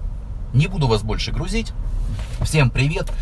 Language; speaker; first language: Russian; native; Russian